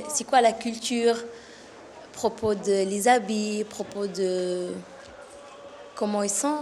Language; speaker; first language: French; non-native, learner; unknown